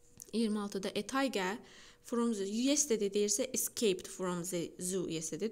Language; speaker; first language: English; non-native, fluent; Azerbaijani